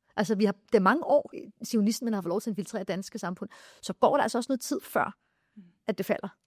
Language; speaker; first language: Danish; early bilingual, other home language; Arabic